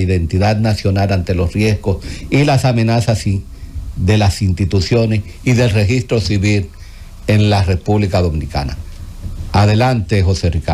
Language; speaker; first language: Spanish; native; Spanish